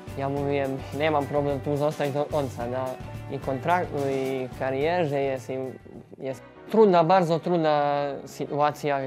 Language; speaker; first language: Polish; non-native, learner; Serbian